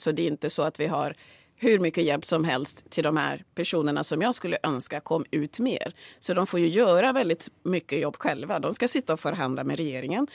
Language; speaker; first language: Swedish; early bilingual, other home language; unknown